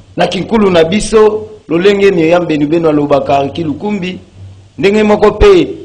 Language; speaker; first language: Lingala; non-native, local second language; Kongo